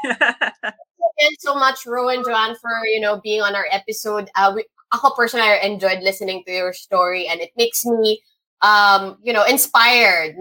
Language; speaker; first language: English; non-native, local second language; Filipino